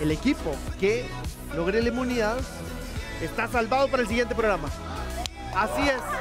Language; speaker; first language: Spanish; native; Spanish